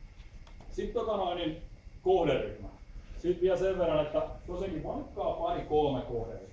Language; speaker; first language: Finnish; native; Finnish